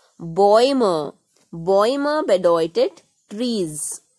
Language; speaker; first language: German; non-native, learner; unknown